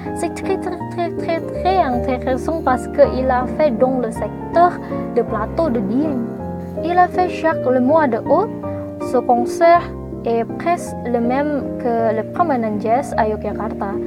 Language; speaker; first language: French; non-native, learner; Indonesian